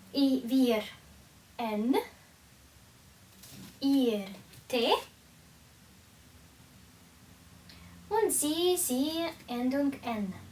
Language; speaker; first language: German; non-native, fluent; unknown